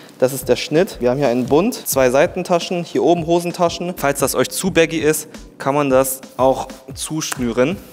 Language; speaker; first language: German; early bilingual, other home language; Vietnamese